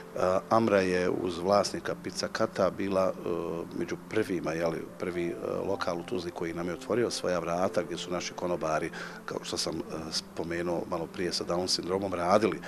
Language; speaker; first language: Bosnian; native; Bosnian